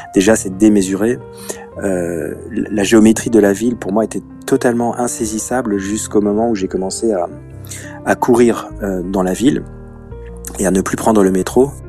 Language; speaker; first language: French; native; French